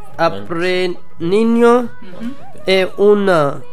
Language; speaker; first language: Italian; non-native, learner; Urdu